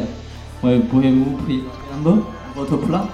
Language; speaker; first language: French; non-native, learner; Chinese